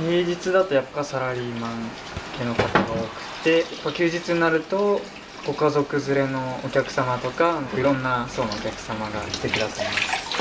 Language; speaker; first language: Japanese; native; Japanese